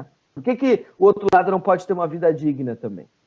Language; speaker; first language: Portuguese; native; Portuguese